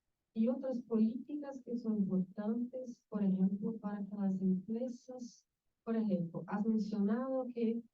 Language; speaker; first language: Spanish; non-native, learner; Portuguese